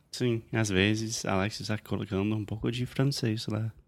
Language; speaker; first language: Portuguese; non-native, fluent; English